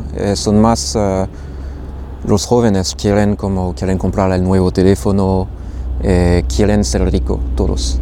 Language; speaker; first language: Spanish; non-native, fluent; French